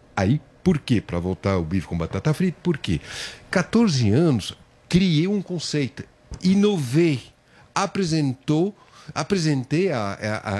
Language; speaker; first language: Portuguese; non-native, fluent; French